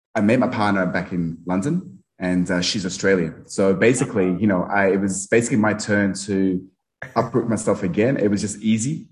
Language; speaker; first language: English; early bilingual, other home language; Nepali